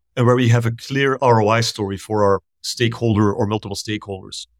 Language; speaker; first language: English; non-native, fluent; Dutch